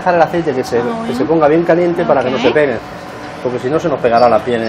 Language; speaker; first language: Spanish; native; Spanish